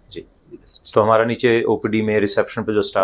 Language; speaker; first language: Hindi; native; Hindi